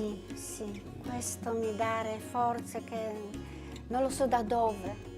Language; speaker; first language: Italian; non-native, learner; Polish